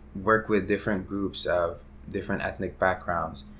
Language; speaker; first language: English; early bilingual, other home language; Hindi